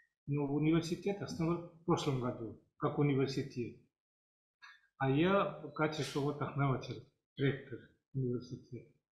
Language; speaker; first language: Russian; non-native, fluent; Assamese